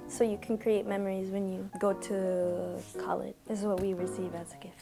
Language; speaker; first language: English; native; English